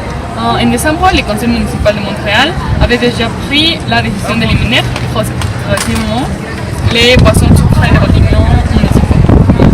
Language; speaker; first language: French; non-native, learner; Spanish